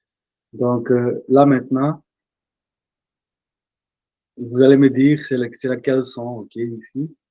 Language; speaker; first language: French; non-native, fluent; Punjabi